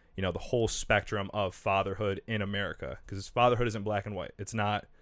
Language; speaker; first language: English; native; English